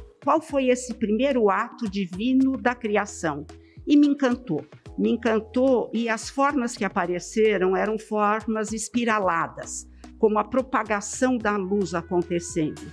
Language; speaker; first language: Portuguese; native; Portuguese